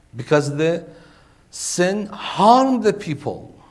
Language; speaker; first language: English; non-native, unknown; Persian